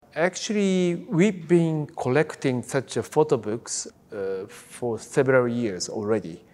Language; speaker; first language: English; non-native, fluent; Japanese